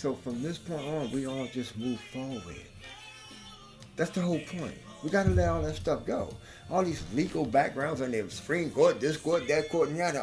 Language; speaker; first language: English; native; English